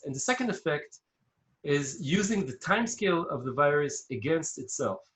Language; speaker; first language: English; non-native, fluent; Hebrew